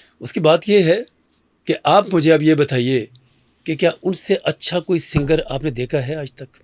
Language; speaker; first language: Urdu; native; Urdu